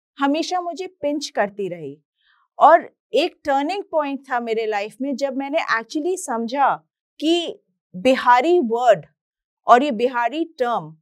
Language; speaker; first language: Hindi; native; Hindi